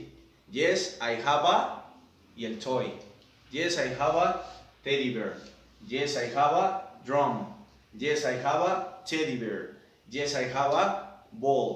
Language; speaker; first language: English; non-native, fluent; Spanish